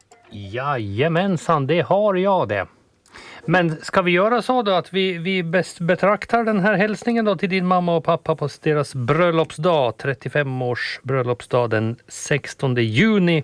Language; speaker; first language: Swedish; native; Swedish